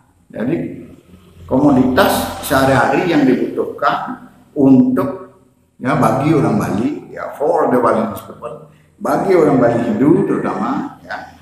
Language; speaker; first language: Indonesian; non-native, local second language; Balinese